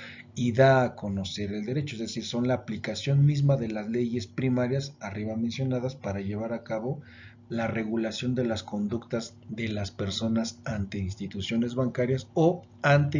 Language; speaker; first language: Spanish; native; Spanish